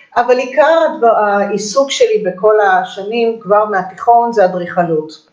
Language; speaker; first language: Hebrew; early bilingual, other home language; Romanian